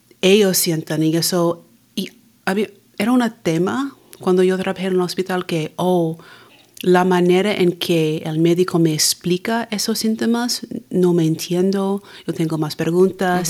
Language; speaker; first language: Spanish; early bilingual, heritage; Spanish